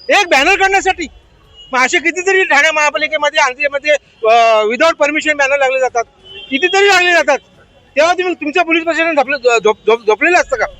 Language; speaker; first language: Marathi; native; Marathi